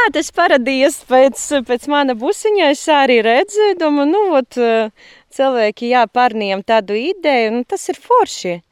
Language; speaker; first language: Latvian; non-native, local second language; Russian